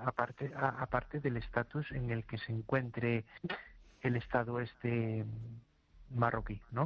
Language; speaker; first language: Spanish; native; Spanish